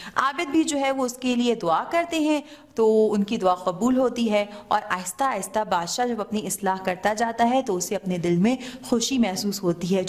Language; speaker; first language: Urdu; native; Urdu